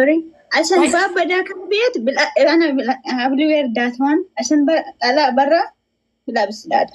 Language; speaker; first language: Arabic; non-native, learner; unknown